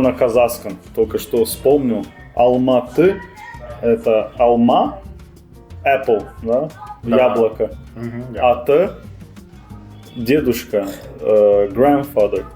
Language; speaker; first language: Russian; non-native, fluent; Portuguese